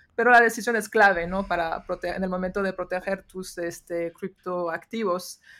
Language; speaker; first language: Spanish; non-native, fluent; French